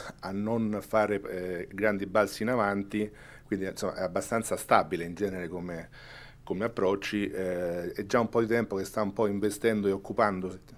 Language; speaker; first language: Italian; native; Italian